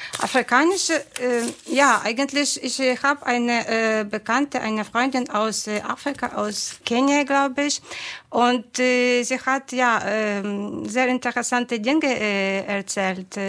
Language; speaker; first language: German; non-native, fluent; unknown